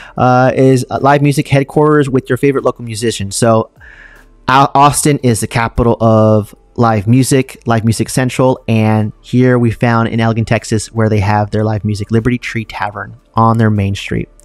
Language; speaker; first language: English; native; English